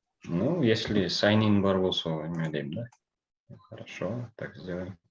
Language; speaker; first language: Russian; non-native, local second language; Kyrgyz